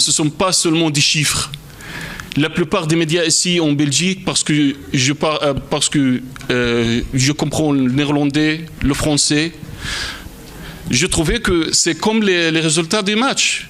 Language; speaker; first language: French; non-native, fluent; Arabic